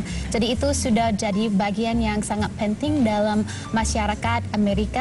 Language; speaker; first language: Indonesian; non-native, fluent; English